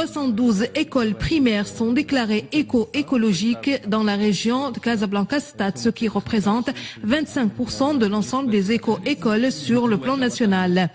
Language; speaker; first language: French; non-native, local second language; Arabic